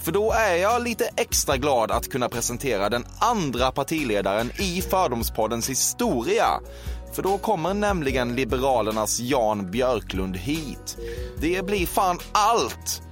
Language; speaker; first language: Swedish; native; Swedish